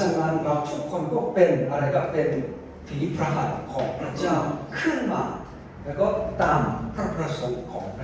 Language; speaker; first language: Thai; non-native, fluent; Korean